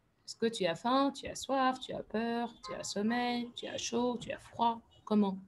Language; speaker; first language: French; non-native, fluent; Arabic